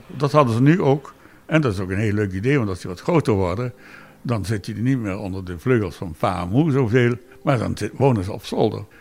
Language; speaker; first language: Dutch; native; Dutch